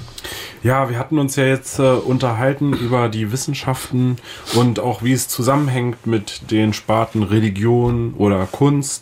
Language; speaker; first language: German; native; German